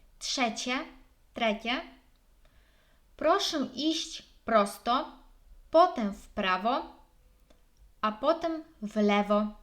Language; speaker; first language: Polish; non-native, fluent; Ukrainian